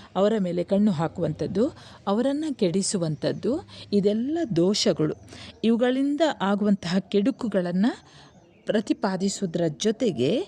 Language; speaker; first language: Kannada; native; Kannada